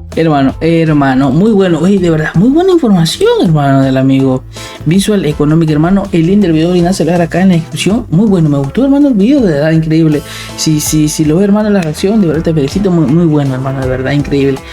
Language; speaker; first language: Spanish; native; Spanish